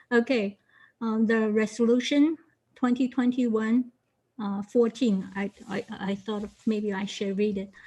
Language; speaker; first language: English; non-native, fluent; Chinese